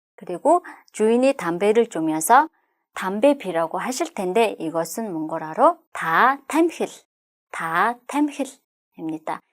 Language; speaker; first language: Korean; non-native, fluent; Mongolian